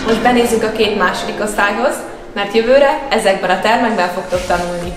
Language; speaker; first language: Hungarian; native; Hungarian